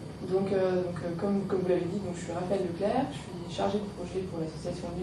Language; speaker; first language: French; native; French